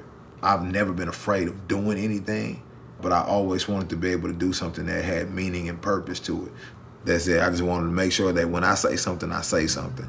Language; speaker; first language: English; early bilingual, other home language; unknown